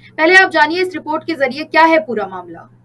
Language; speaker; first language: Hindi; native; Hindi